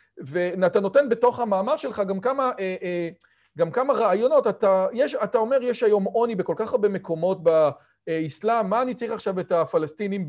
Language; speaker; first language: Hebrew; native; Hebrew